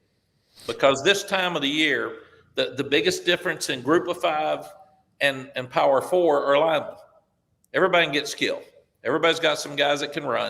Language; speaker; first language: English; native; English